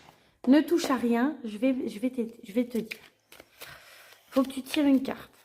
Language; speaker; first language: French; native; French